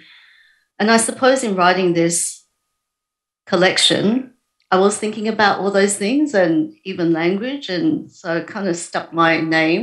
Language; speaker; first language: English; native; English